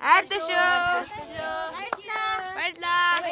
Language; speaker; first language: Mongolian; early bilingual, heritage; Mongolian